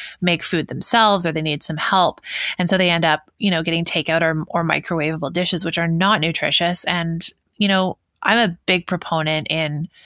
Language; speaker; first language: English; native; English